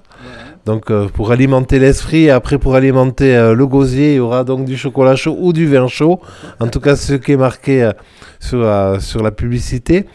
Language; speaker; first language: French; native; French